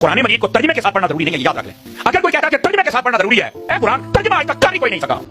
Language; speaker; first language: Urdu; native; Urdu